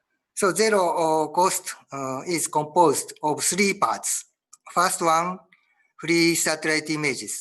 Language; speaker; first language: English; non-native, learner; Japanese